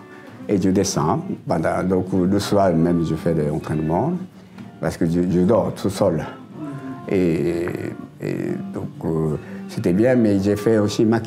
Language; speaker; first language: French; non-native, learner; Japanese